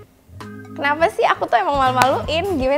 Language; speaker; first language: Indonesian; native; Indonesian